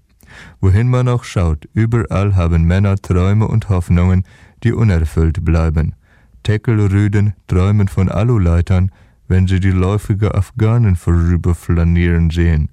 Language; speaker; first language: German; native; German